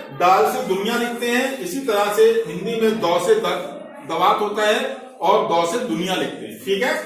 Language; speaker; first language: Hindi; native; Hindi